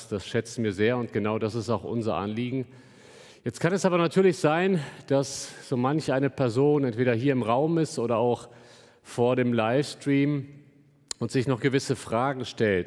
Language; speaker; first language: German; native; German